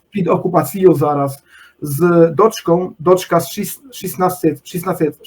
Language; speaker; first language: Polish; non-native, learner; Ukrainian